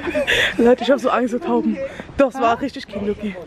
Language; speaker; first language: German; early bilingual, other home language; Lingala